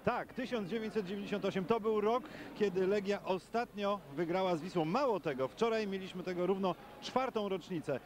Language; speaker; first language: Polish; native; Polish